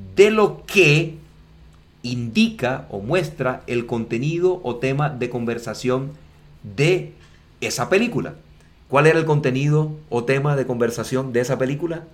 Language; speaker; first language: Spanish; native; Spanish